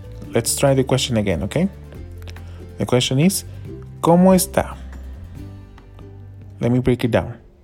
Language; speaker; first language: English; non-native, fluent; Spanish